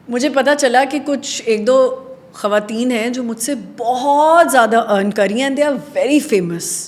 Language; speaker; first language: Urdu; native; Urdu